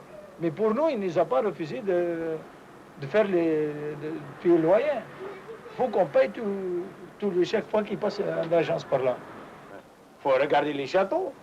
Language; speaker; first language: French; native; French